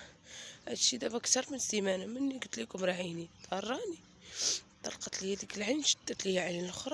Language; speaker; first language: Arabic; native; Arabic